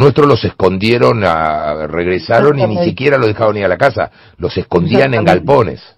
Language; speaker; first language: Spanish; native; Spanish